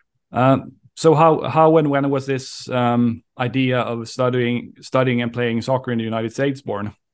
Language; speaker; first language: English; non-native, fluent; Swedish